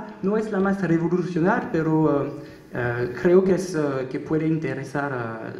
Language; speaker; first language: Spanish; non-native, learner; French